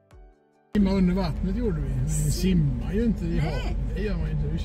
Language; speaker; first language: Swedish; native; Swedish